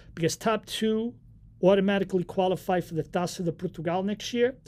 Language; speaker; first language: English; early bilingual, other home language; Portuguese